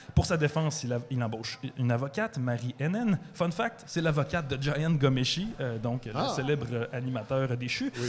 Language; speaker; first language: French; native; French